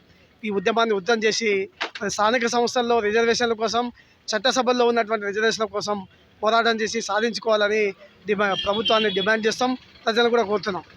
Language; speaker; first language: Telugu; native; Telugu